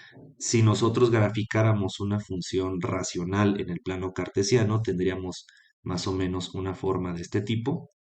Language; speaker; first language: Spanish; native; Spanish